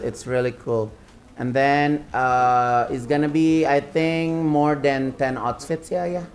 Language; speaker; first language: English; non-native, learner; Indonesian